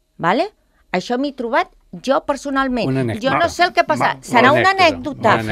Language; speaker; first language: Catalan; native; Catalan